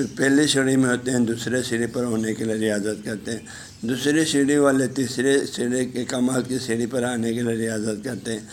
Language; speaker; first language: Urdu; non-native, local second language; Balti